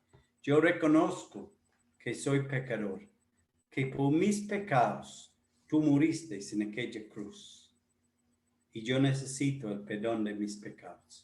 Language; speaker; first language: Spanish; non-native, fluent; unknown